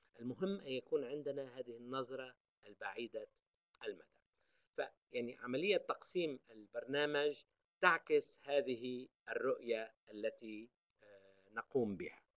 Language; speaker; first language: Arabic; native; Arabic